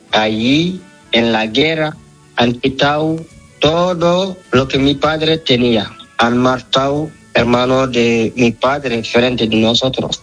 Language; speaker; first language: Spanish; non-native, learner; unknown